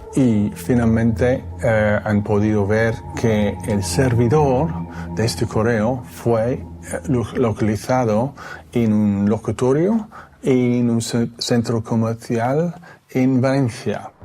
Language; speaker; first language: Spanish; non-native, fluent; English